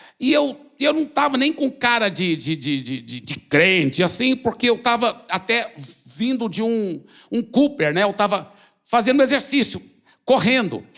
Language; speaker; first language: Portuguese; early bilingual, other home language; English